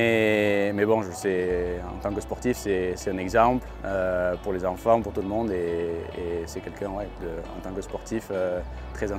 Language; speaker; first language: French; non-native, fluent; Spanish